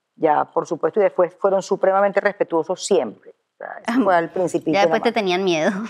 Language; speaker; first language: Spanish; native; Spanish